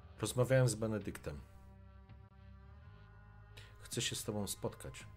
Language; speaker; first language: Polish; native; Polish